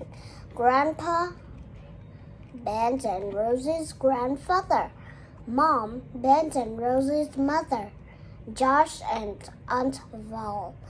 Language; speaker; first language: English; non-native, learner; Vietnamese